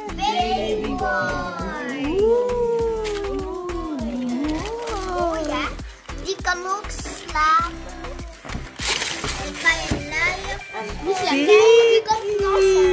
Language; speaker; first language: Dutch; early bilingual, other home language; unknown